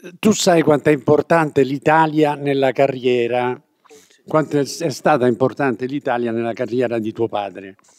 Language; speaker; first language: Italian; native; Italian